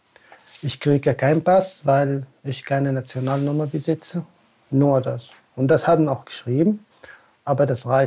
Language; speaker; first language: German; non-native, fluent; Tamasheq